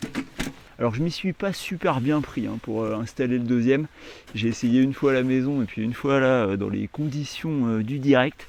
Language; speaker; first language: French; native; French